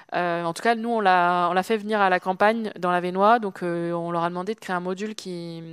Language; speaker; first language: French; native; French